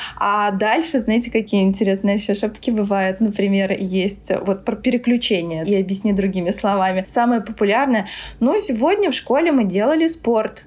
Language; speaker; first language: Russian; non-native, local second language; Tatar